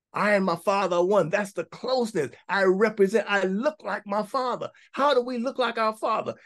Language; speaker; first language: English; native; English